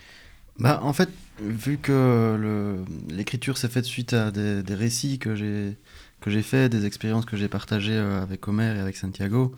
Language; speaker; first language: French; native; French